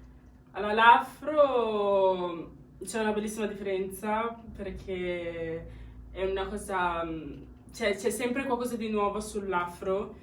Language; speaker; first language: Italian; early bilingual, other home language; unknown